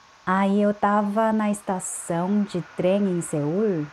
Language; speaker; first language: Portuguese; non-native, fluent; Korean